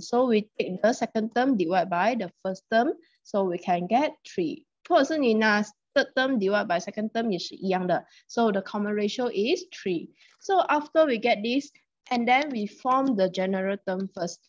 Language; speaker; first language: English; non-native, local second language; Chinese